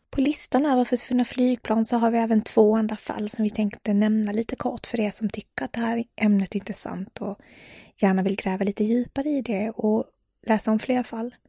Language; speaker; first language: Swedish; native; Swedish